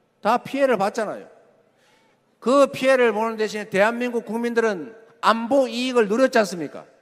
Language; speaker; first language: Korean; native; Korean